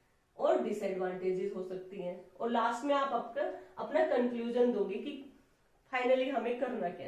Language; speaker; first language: Hindi; native; Hindi